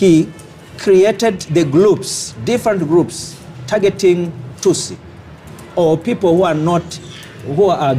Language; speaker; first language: English; non-native, local second language; Kinyarwanda